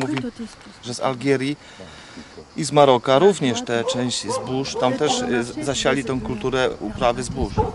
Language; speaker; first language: Polish; native; Polish